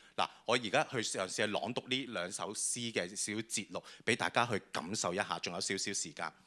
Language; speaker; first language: Cantonese; native; Cantonese